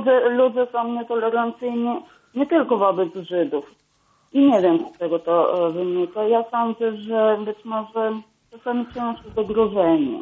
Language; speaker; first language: Polish; non-native, fluent; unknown